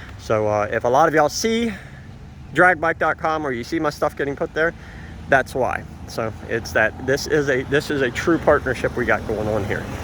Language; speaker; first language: English; native; English